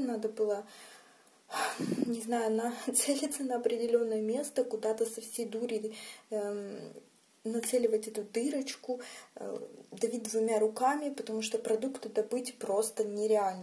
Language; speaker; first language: Russian; native; Russian